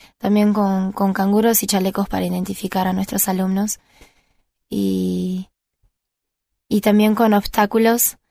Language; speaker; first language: Spanish; non-native, fluent; Portuguese